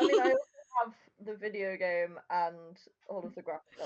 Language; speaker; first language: English; native; English